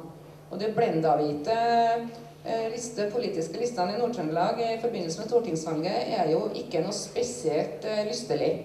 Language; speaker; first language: Norwegian; native; Norwegian